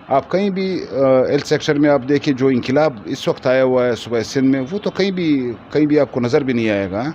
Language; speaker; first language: Urdu; non-native, local second language; Pashto